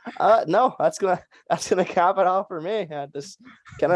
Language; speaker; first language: English; native; English